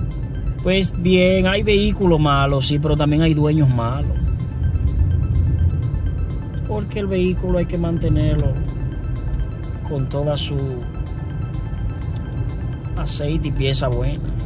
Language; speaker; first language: Spanish; native; Spanish